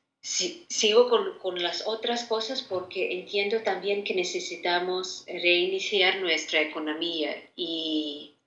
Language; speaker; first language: Spanish; non-native, fluent; Ukrainian